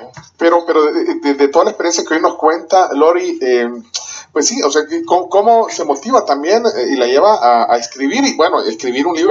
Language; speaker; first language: Spanish; native; Spanish